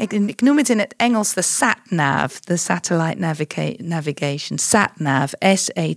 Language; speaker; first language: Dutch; non-native, fluent; English